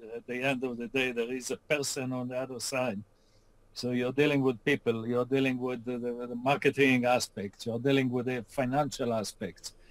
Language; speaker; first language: English; non-native, fluent; Hebrew